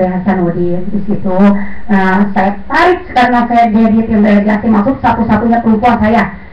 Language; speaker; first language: Indonesian; non-native, local second language; Sundanese